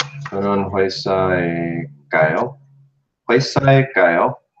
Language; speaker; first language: Korean; non-native, learner; English